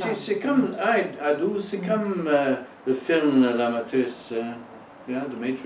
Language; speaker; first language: French; non-native, fluent; English